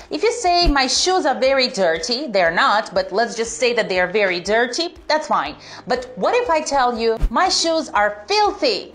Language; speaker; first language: English; non-native, fluent; Romanian